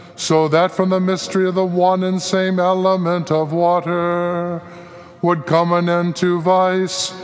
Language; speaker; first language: English; native; English